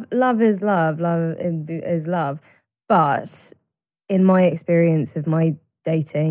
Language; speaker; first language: English; native; English